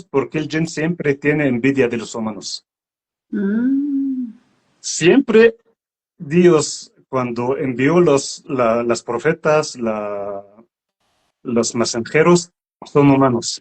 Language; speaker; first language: Spanish; non-native, learner; Arabic